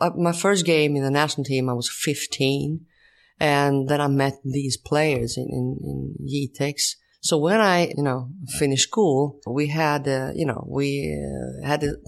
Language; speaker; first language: English; non-native, fluent; Swedish